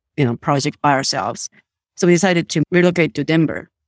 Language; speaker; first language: English; non-native, fluent; Japanese